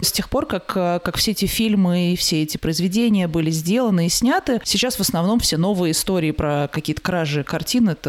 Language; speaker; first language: Russian; native; Russian